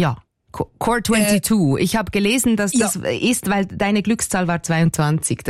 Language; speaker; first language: German; native; German